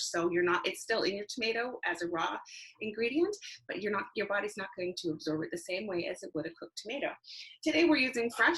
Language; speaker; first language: English; native; English